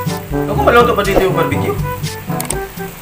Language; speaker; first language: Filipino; non-native, local second language; Cebuano